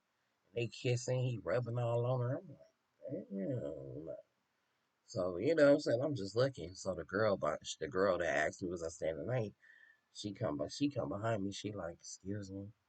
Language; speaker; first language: English; native; English